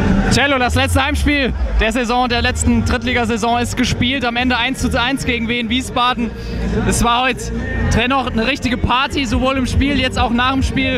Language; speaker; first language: German; native; German